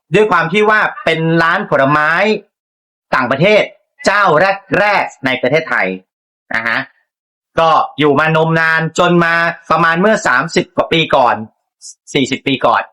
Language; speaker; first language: Thai; native; Thai